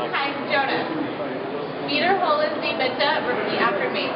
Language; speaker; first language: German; non-native, learner; English